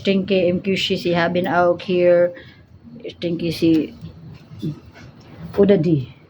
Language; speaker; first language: German; non-native, learner; Cebuano